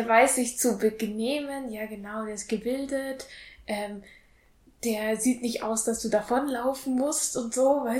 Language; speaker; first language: German; native; German